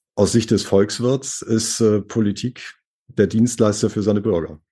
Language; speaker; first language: German; native; German